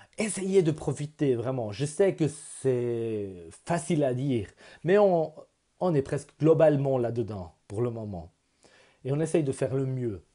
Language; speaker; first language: French; non-native, local second language; German